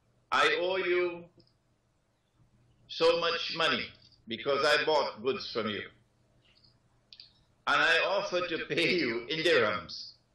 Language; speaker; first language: English; native; English